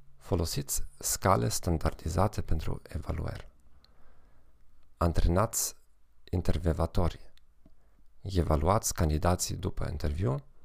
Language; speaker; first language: Romanian; non-native, fluent; German